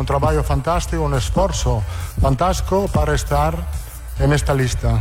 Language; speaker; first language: Portuguese; non-native, learner; Italian